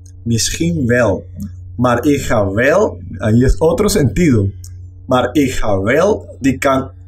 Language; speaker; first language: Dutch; non-native, learner; Spanish